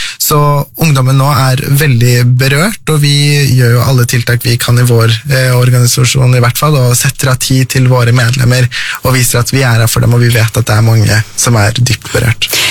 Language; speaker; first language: Norwegian; early bilingual, other home language; Persian